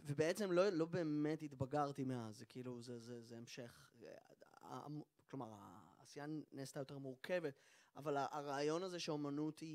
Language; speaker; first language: Hebrew; native; Hebrew